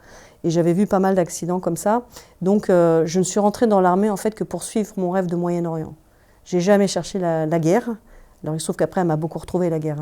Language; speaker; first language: French; native; French